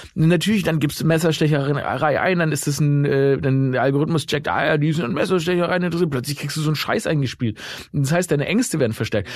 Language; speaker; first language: German; native; German